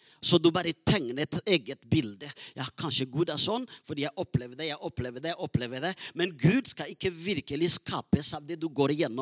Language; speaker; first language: Norwegian; non-native, fluent; Rundi